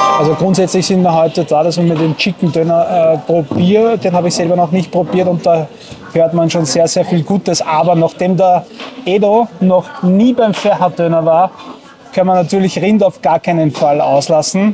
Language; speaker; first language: German; native; German